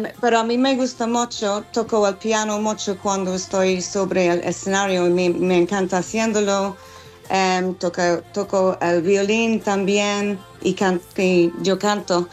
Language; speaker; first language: Spanish; non-native, learner; English